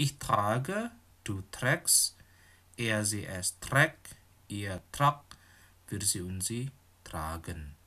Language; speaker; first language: German; non-native, fluent; Indonesian